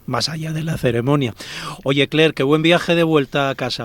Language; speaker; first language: Spanish; native; Spanish